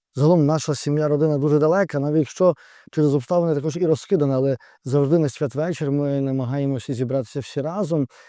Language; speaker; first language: Ukrainian; native; Ukrainian